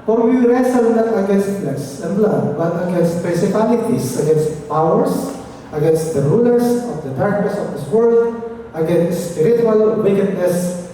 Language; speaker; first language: English; non-native, local second language; Filipino